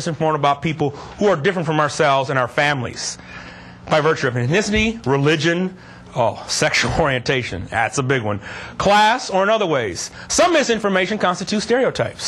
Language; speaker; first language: English; native; English